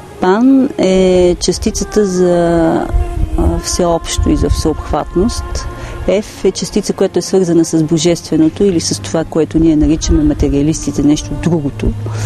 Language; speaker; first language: Bulgarian; native; Bulgarian